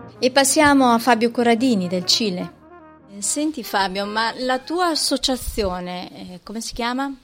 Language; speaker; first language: Italian; native; Italian